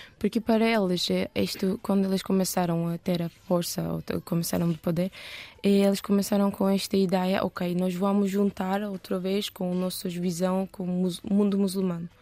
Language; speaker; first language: Portuguese; non-native, learner; Turkish